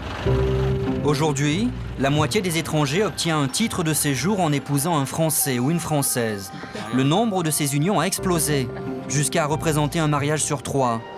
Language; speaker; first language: French; native; French